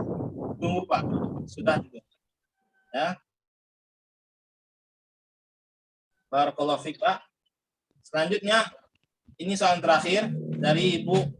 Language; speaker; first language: Indonesian; native; Indonesian